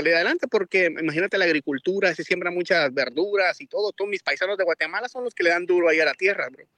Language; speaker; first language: Spanish; native; Spanish